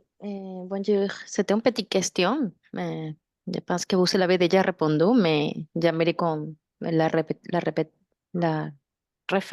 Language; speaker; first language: French; non-native, learner; Spanish